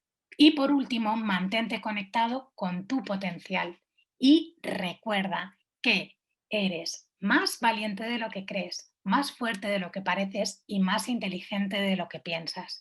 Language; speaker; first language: Spanish; native; Spanish